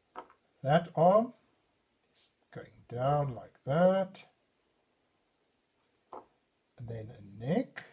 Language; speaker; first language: English; non-native, fluent; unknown